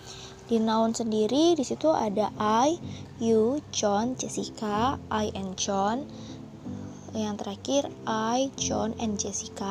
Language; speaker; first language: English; non-native, fluent; Indonesian